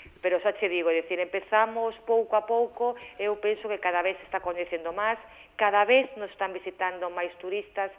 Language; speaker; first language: Galician; native; Galician